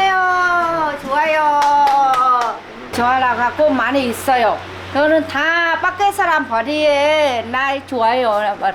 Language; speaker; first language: Korean; non-native, learner; Vietnamese